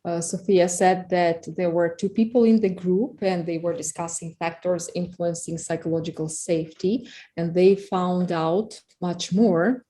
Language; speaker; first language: English; non-native, fluent; Russian